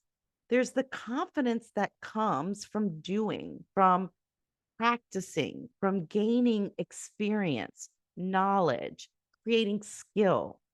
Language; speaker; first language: English; native; English